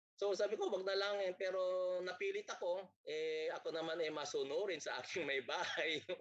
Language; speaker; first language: Filipino; non-native, local second language; Iloko